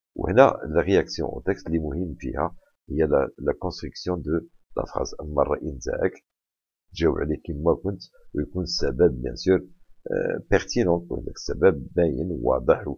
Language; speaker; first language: French; non-native, local second language; Arabic